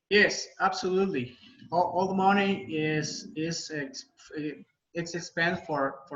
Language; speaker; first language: English; non-native, learner; Spanish